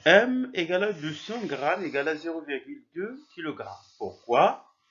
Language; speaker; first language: French; non-native, local second language; Arabic